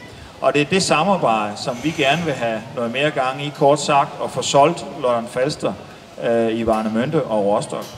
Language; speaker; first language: Danish; native; Danish